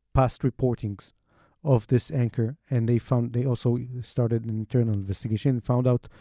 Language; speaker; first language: English; non-native, fluent; Hebrew